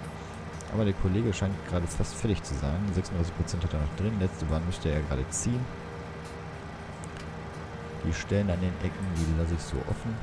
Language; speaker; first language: German; native; German